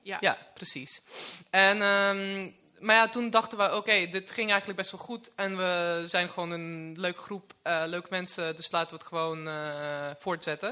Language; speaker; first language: Dutch; non-native, fluent; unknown